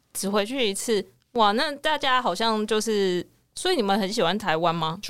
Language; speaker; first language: Chinese; native; Chinese